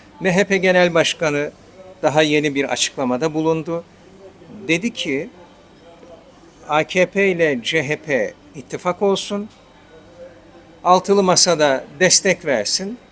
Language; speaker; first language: Turkish; native; Turkish